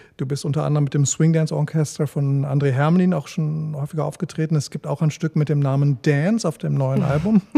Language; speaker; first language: German; native; German